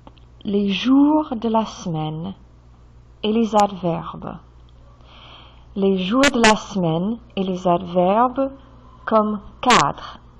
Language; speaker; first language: French; non-native, fluent; English